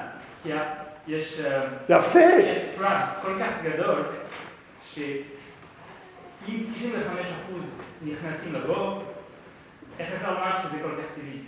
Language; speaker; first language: Hebrew; non-native, fluent; French